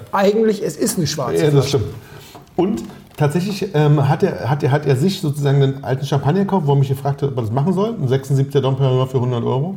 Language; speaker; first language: German; native; German